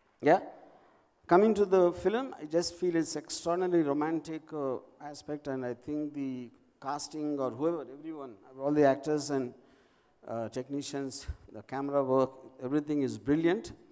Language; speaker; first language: English; non-native, local second language; Telugu